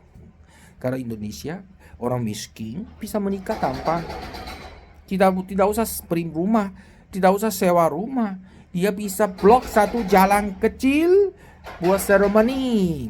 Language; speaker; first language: Indonesian; non-native, learner; Chinese